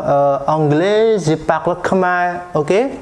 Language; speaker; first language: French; non-native, fluent; Khmer